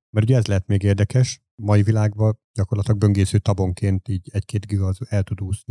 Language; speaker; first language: Hungarian; native; Hungarian